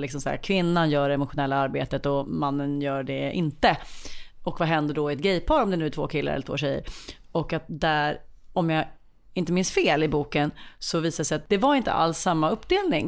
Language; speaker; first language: Swedish; native; Swedish